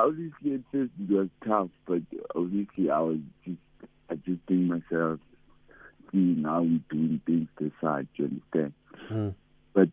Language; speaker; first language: English; non-native, local second language; Venda